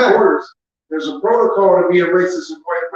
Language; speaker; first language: English; native; English